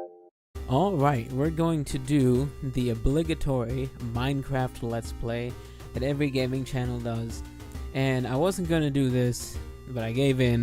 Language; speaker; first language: English; native; English